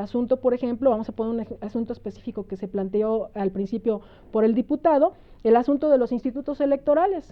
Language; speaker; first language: Spanish; native; Spanish